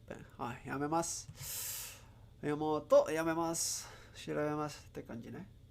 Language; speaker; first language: Japanese; non-native, learner; English